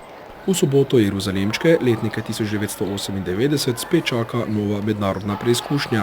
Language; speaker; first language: Slovenian; native; Slovenian